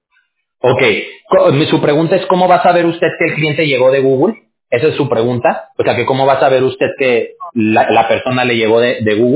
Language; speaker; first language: Spanish; native; Spanish